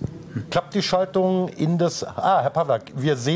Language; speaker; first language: German; native; German